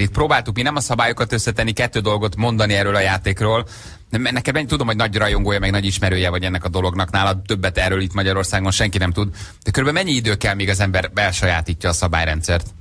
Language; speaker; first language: Hungarian; native; Hungarian